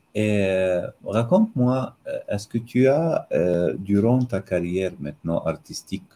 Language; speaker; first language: French; non-native, fluent; Arabic